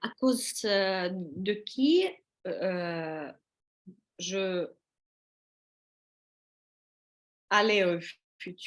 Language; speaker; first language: French; non-native, learner; Russian